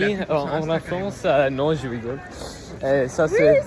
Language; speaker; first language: French; non-native, learner; English